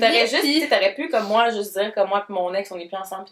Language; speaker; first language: French; native; French